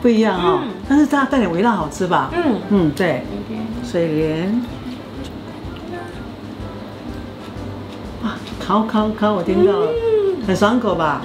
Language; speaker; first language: Chinese; native; Chinese